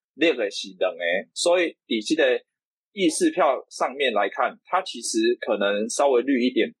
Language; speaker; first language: Chinese; native; Chinese